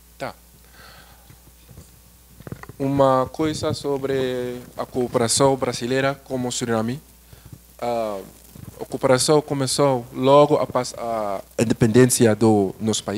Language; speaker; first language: Portuguese; non-native, learner; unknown